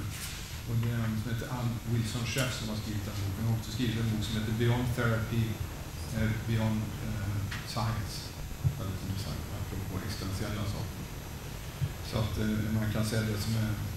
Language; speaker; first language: Swedish; native; Swedish